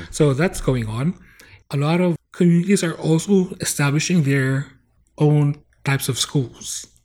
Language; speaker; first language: English; non-native, local second language; Bikol